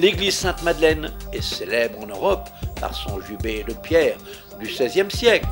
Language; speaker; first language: French; native; French